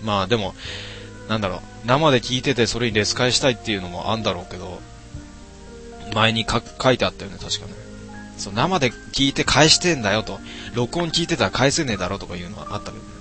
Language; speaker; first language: Japanese; native; Japanese